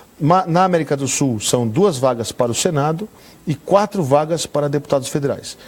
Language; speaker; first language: Portuguese; native; Portuguese